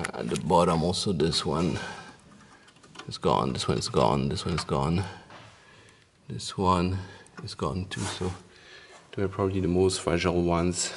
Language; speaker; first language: English; non-native, fluent; French